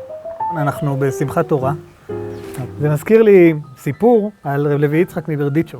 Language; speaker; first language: Hebrew; native; Hebrew